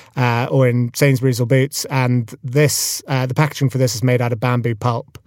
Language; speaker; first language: English; native; English